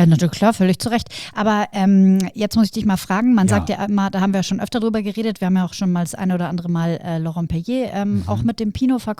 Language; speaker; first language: German; native; German